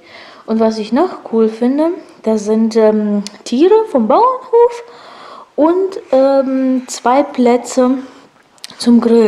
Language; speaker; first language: German; native; German